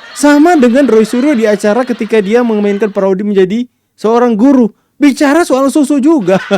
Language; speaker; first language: Indonesian; native; Indonesian